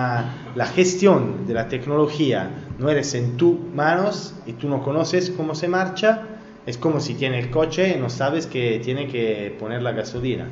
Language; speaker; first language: Spanish; non-native, learner; Italian